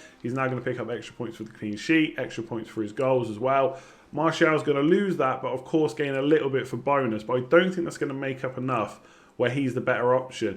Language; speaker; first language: English; native; English